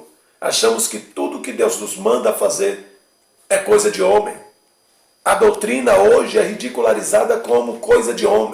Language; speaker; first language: Portuguese; native; Portuguese